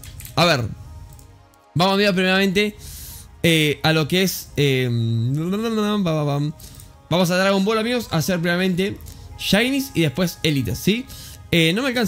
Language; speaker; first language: Spanish; native; Spanish